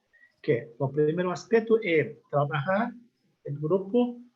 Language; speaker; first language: Spanish; non-native, learner; Portuguese